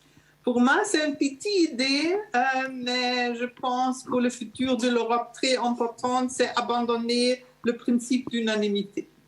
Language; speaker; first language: French; non-native, fluent; German